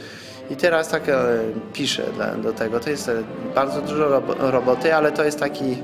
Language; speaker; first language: Polish; non-native, fluent; French